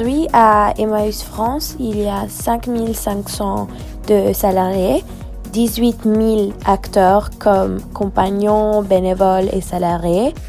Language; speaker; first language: French; non-native, fluent; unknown